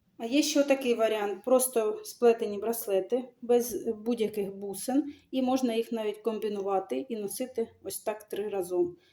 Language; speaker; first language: Ukrainian; non-native, local second language; Russian